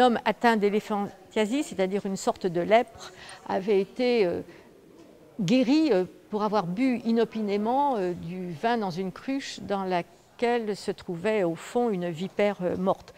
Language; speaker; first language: French; native; French